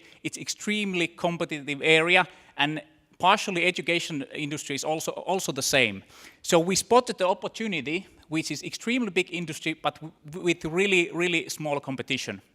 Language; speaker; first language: English; non-native, fluent; Finnish